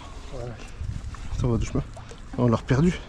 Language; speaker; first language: French; native; French